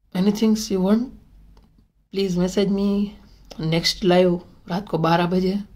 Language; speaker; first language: Hindi; non-native, local second language; Gujarati